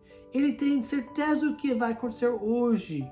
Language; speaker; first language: Portuguese; non-native, fluent; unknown